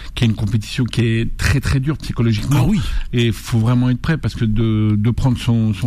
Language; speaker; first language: French; native; French